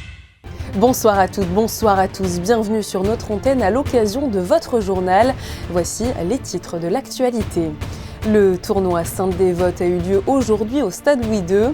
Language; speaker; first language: French; native; French